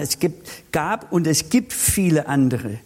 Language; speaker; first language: German; non-native, fluent; English